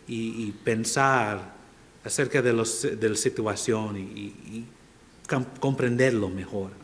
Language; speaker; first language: Spanish; non-native, fluent; English